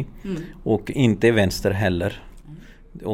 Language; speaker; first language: Swedish; non-native, learner; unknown